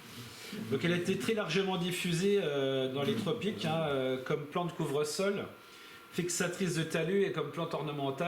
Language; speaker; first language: French; native; French